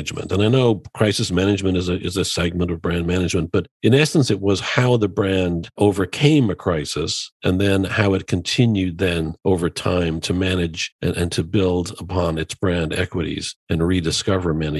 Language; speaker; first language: English; native; English